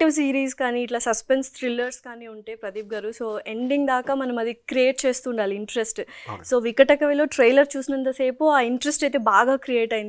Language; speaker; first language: Telugu; native; Telugu